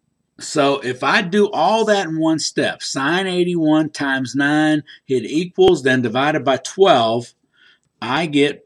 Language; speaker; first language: English; native; English